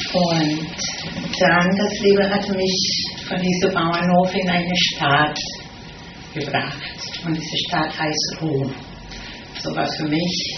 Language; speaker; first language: German; non-native, fluent; Italian